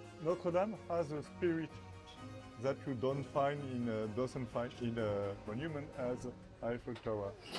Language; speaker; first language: English; non-native, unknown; French